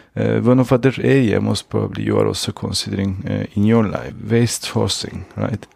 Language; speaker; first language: English; non-native, fluent; Turkish